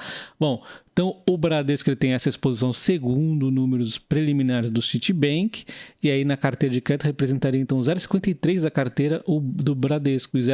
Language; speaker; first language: Portuguese; native; Portuguese